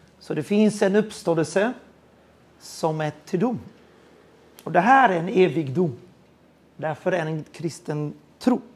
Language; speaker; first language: Swedish; non-native, fluent; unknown